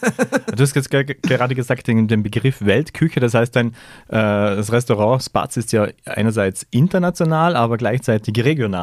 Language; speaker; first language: German; native; German